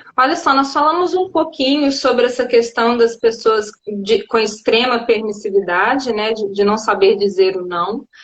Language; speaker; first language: Portuguese; native; Portuguese